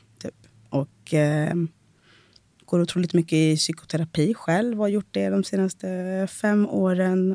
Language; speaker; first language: Swedish; native; Swedish